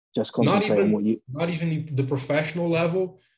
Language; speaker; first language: English; non-native, fluent; Portuguese